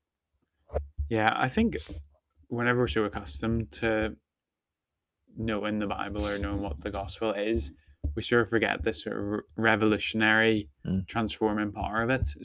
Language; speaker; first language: English; native; English